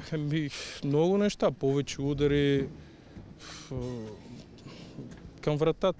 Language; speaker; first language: Bulgarian; non-native, fluent; Portuguese